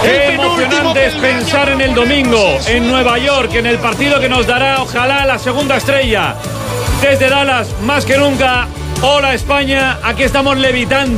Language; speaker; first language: Spanish; native; Spanish